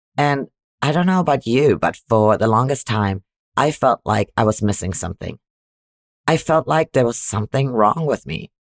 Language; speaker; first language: English; non-native, fluent; German